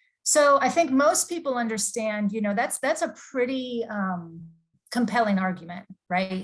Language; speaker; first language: English; native; English